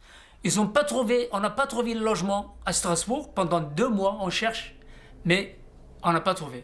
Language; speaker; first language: French; non-native, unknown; Riffian